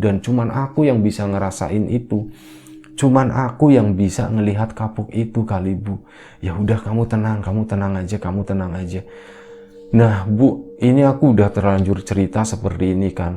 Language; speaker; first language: Indonesian; native; Indonesian